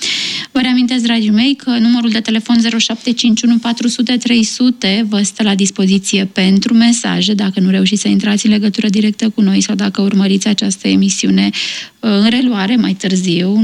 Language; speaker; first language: Romanian; native; Romanian